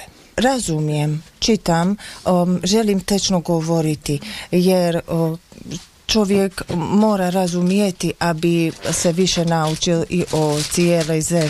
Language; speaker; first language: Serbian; non-native, learner; Slovak